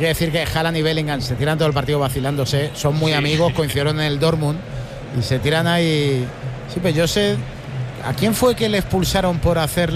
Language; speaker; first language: Spanish; native; Spanish